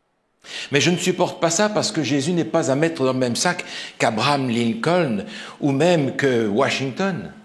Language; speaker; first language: French; native; French